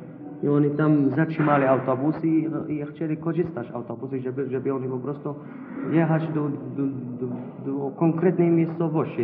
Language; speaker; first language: Polish; non-native, learner; Arabic